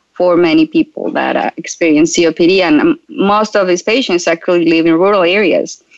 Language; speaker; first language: English; non-native, fluent; Spanish